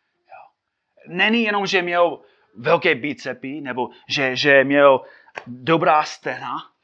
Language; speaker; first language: Czech; non-native, fluent; English